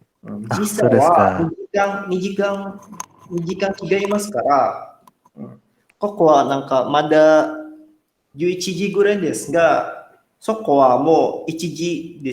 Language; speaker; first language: Japanese; non-native, fluent; Indonesian